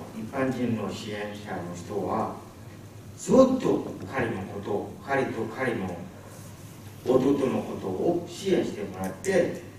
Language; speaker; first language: Japanese; non-native, fluent; Burmese